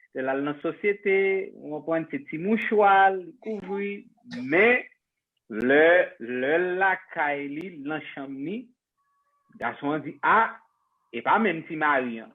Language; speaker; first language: French; non-native, local second language; Haitian Creole